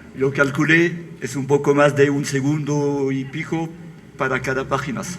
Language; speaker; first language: Spanish; non-native, fluent; French